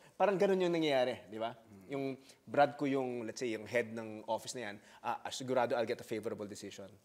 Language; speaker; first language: Filipino; native; Filipino